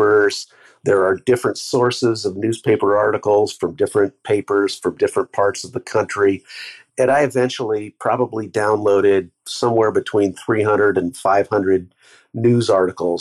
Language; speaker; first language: English; native; English